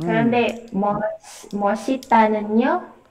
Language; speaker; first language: Korean; non-native, learner; Indonesian